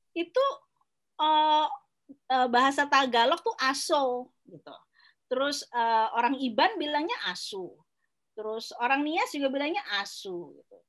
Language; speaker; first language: Indonesian; native; Indonesian